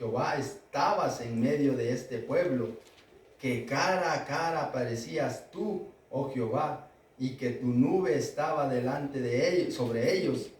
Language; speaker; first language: Spanish; native; Spanish